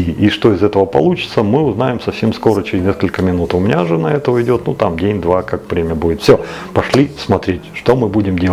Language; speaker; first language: Russian; native; Russian